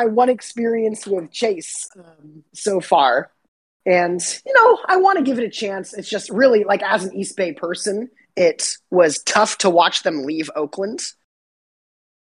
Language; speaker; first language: English; native; English